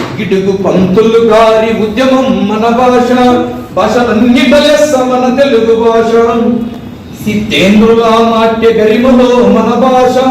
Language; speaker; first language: Telugu; native; Telugu